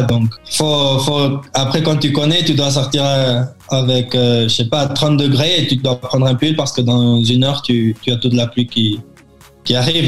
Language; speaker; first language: French; early bilingual, heritage; French